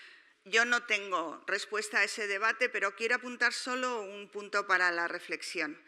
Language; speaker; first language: Spanish; native; Spanish